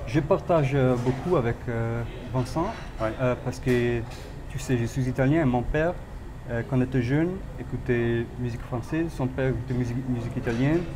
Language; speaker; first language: French; non-native, fluent; Italian